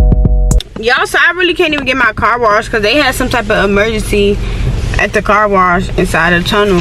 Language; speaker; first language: English; native; English